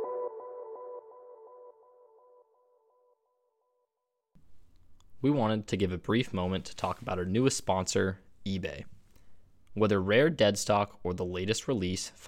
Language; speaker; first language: English; native; English